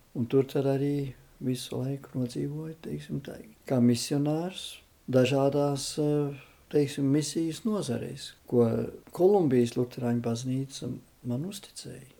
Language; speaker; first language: Latvian; early bilingual, heritage; Latvian